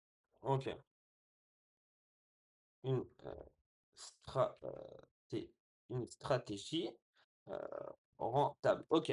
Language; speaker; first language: French; native; French